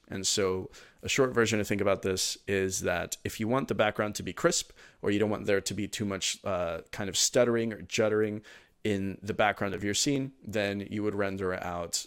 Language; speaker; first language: English; early bilingual, other home language; Spanish